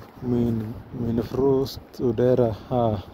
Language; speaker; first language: Swedish; non-native, learner; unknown